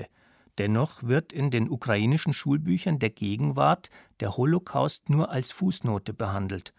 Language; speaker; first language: German; native; German